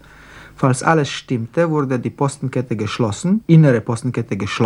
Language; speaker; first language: German; non-native, fluent; Slovak